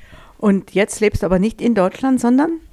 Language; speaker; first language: German; native; German